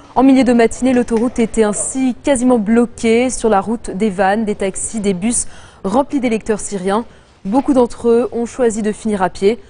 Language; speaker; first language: French; non-native, local second language; Arabic